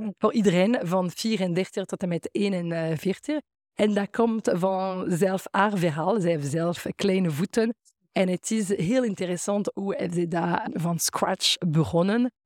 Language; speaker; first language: Dutch; non-native, fluent; French